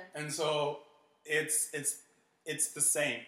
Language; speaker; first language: English; non-native, local second language; Xhosa